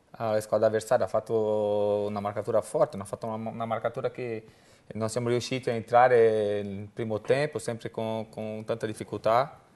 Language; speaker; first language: Italian; non-native, learner; Portuguese